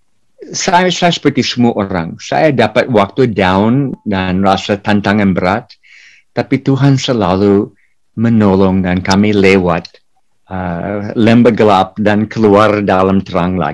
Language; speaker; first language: Indonesian; non-native, fluent; English